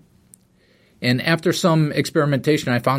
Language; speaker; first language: English; native; English